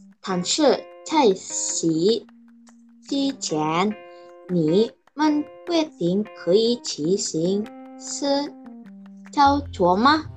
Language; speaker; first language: Chinese; non-native, learner; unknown